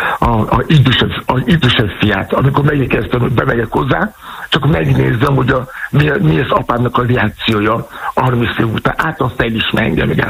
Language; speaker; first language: Hungarian; non-native, fluent; Yoruba